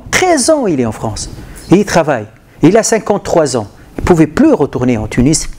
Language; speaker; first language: French; non-native, local second language; Arabic